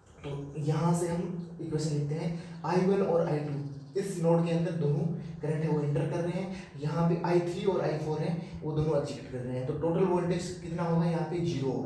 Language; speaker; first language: Hindi; native; Hindi